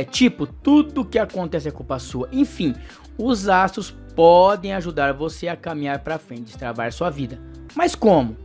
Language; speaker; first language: Portuguese; native; Portuguese